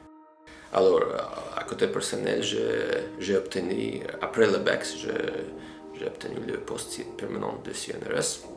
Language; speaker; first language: French; non-native, fluent; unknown